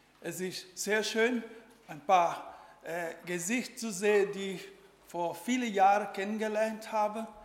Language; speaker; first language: German; non-native, fluent; Portuguese